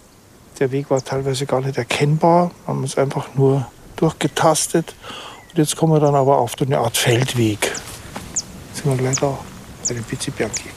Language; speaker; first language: German; native; German